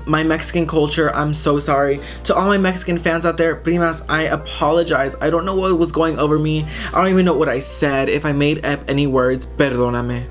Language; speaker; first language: English; native; English